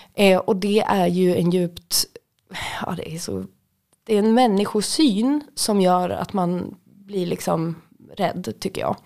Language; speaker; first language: Swedish; native; Swedish